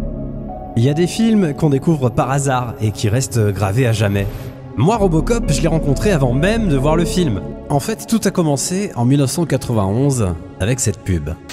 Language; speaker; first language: French; native; French